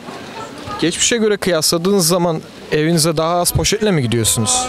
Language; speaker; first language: Turkish; native; Turkish